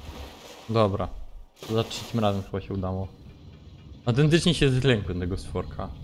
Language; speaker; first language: Polish; native; Polish